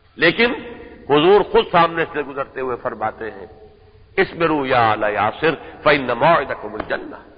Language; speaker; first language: Urdu; native; Urdu